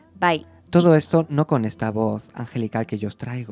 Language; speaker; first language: Spanish; native; Spanish